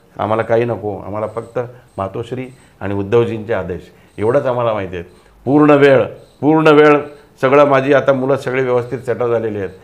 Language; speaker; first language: Marathi; non-native, local second language; Telugu